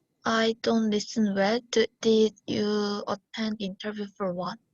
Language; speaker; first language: English; non-native, learner; Korean